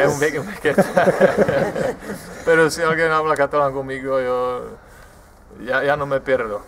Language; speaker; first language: Spanish; non-native, fluent; Czech